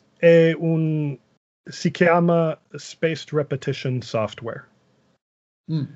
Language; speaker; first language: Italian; non-native, fluent; English